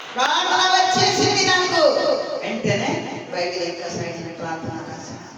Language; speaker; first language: Telugu; non-native, learner; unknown